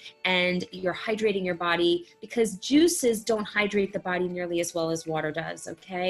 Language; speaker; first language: English; native; English